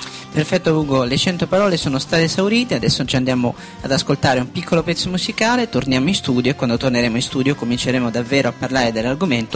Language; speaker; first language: Italian; native; Italian